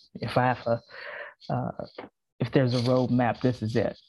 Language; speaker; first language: English; native; English